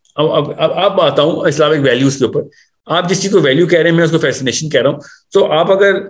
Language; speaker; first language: Urdu; native; Urdu